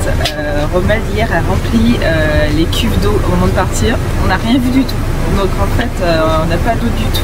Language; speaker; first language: French; native; French